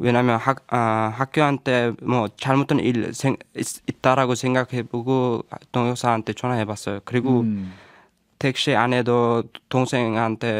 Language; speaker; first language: Korean; non-native, learner; Uzbek